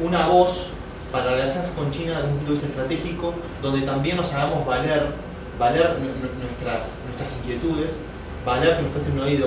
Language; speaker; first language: Spanish; native; Spanish